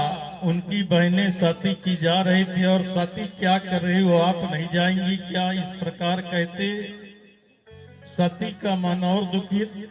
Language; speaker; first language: Hindi; native; Hindi